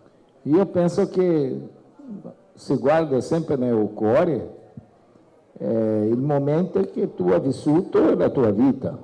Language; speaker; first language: Italian; non-native, fluent; Portuguese